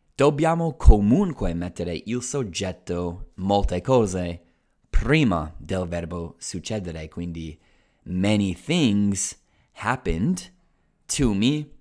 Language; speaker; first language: Italian; non-native, fluent; English